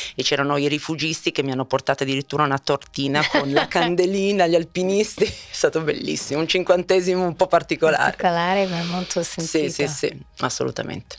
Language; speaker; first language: Italian; native; Italian